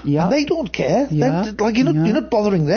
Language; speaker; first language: English; native; English